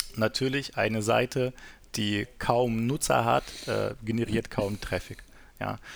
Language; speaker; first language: German; native; German